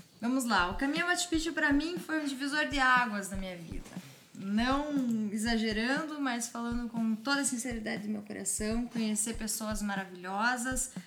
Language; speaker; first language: Portuguese; native; Portuguese